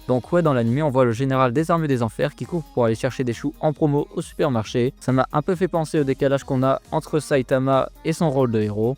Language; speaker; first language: French; native; French